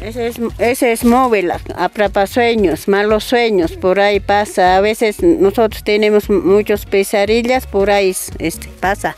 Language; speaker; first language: Spanish; non-native, local second language; Aymara